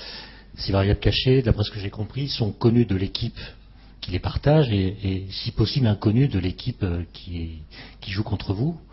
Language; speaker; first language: French; native; French